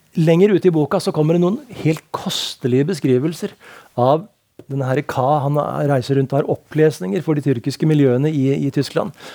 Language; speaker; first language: Norwegian; native; Norwegian